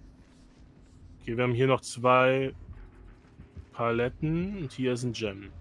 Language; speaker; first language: German; native; German